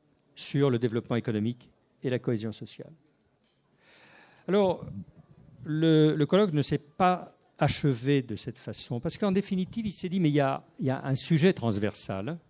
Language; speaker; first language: French; native; French